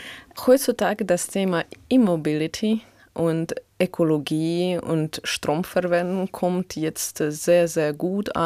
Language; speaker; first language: German; non-native, fluent; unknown